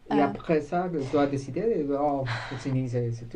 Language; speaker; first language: French; non-native, learner; Spanish